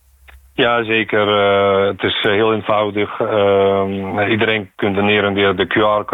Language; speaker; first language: Dutch; non-native, fluent; Ukrainian